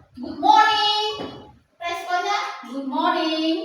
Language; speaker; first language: English; non-native, learner; Indonesian